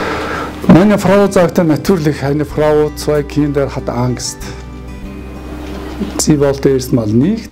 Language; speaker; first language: German; non-native, fluent; Mongolian